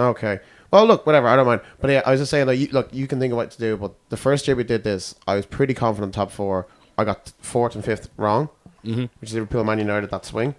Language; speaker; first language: English; native; English